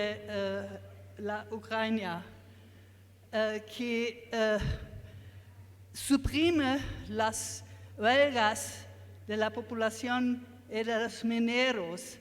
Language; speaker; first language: Spanish; non-native, learner; German